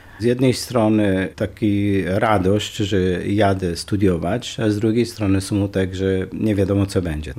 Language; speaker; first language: Polish; non-native, fluent; Kurdish